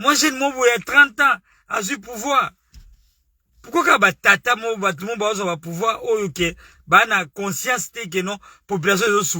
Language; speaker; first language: French; non-native, local second language; Lingala